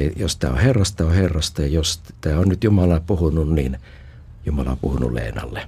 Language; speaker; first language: Finnish; native; Finnish